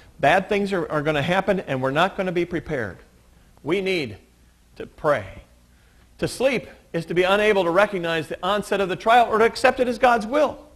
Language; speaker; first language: English; native; English